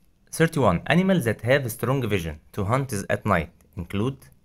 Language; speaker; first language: English; non-native, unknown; Arabic